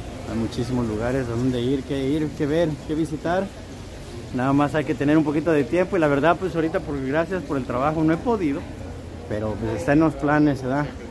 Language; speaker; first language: Spanish; native; Spanish